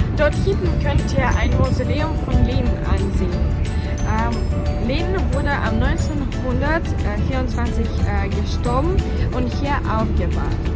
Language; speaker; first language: German; non-native, learner; Russian